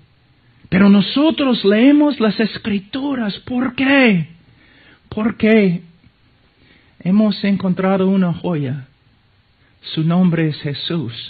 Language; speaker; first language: Spanish; non-native, fluent; English